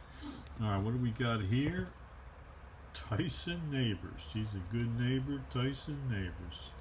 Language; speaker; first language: English; native; English